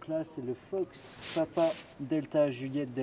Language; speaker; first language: French; native; French